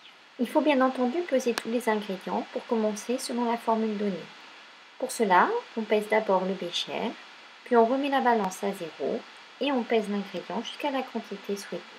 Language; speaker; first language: French; native; French